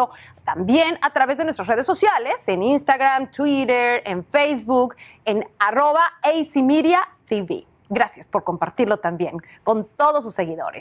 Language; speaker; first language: Spanish; native; Spanish